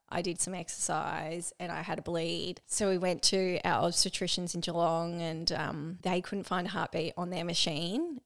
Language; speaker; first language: English; native; English